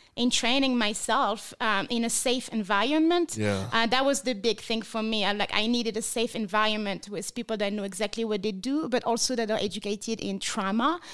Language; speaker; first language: English; non-native, fluent; French